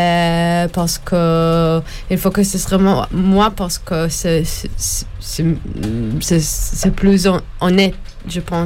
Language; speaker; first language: French; non-native, learner; Hebrew